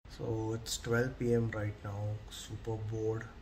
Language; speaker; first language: English; non-native, local second language; Tamil